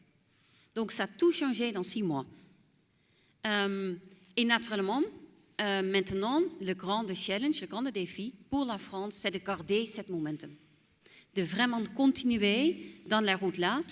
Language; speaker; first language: French; non-native, fluent; Dutch